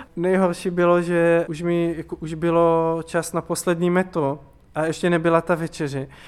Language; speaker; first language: Czech; non-native, fluent; Hebrew